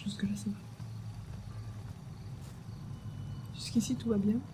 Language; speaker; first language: French; native; French